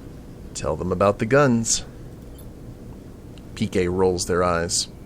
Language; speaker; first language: English; native; English